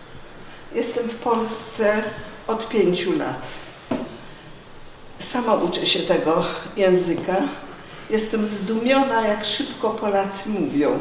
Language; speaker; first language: Polish; early bilingual, heritage; Polish